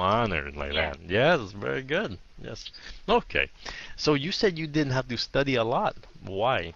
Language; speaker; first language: English; early bilingual, heritage; Vietnamese